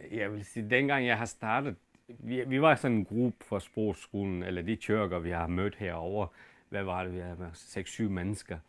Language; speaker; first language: Danish; non-native, fluent; Turkish